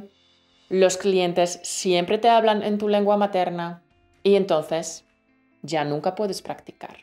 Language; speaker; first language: Spanish; native; Spanish